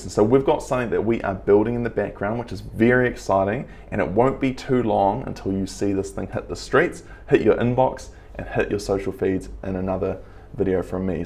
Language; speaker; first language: English; native; English